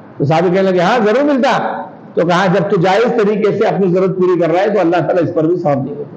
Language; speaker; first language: Urdu; native; Urdu